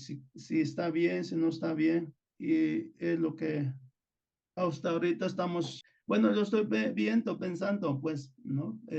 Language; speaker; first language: Spanish; non-native, local second language; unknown